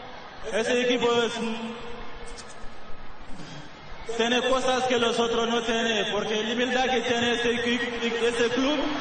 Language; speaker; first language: Spanish; non-native, fluent; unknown